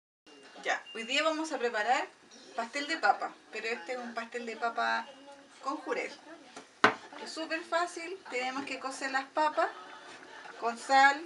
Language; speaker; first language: Spanish; native; Spanish